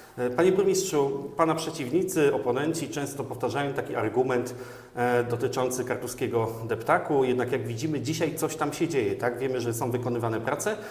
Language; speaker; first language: Polish; native; Polish